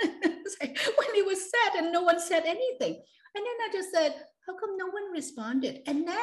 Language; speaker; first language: English; non-native, local second language; Cantonese